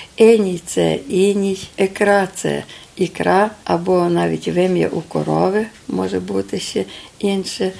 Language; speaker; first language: Ukrainian; native; Ukrainian